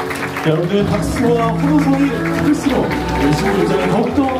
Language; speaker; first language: Korean; native; Korean